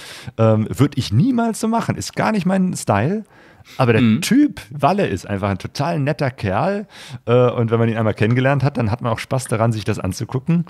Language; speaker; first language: German; native; German